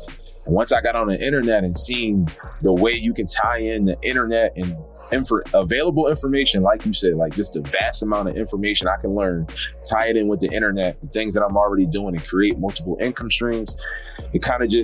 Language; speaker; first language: English; native; English